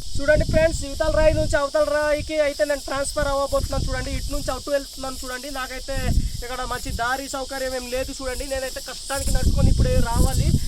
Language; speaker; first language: Telugu; non-native, local second language; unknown